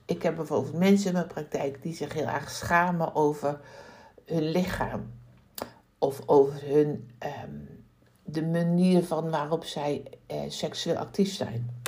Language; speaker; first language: Dutch; native; Dutch